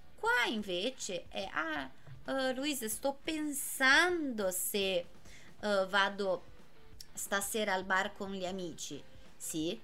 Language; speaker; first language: Italian; non-native, fluent; Portuguese